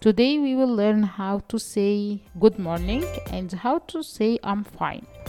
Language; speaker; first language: English; non-native, fluent; Arabic